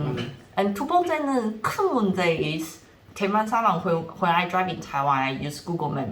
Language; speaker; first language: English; non-native, fluent; Chinese